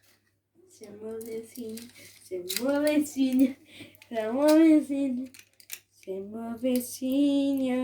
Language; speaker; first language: French; native; French